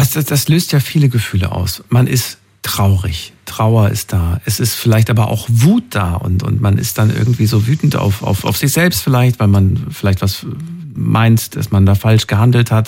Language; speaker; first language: German; native; German